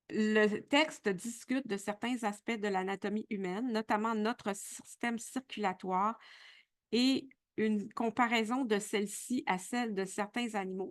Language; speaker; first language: French; native; French